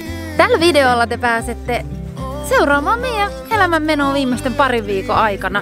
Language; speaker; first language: Finnish; native; Finnish